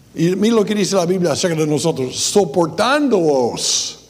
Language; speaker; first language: Spanish; non-native, fluent; English